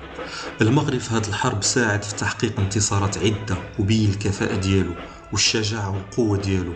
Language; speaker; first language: Arabic; native; Arabic